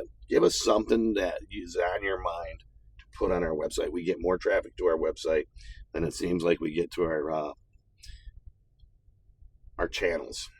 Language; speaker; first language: English; native; English